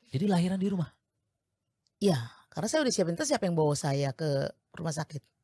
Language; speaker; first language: Indonesian; native; Indonesian